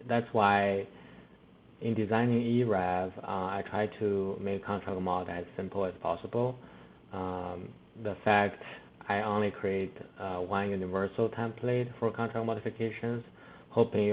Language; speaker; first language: English; non-native, fluent; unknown